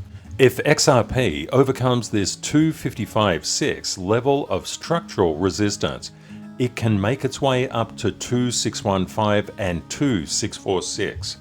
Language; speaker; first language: English; native; English